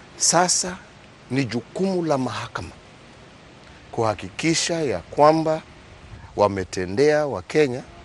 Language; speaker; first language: Swahili; non-native, local second language; Kikuyu